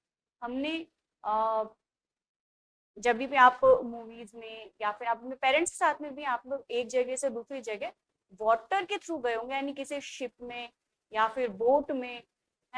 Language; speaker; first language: Hindi; native; Hindi